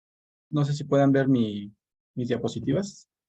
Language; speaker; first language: Spanish; native; Spanish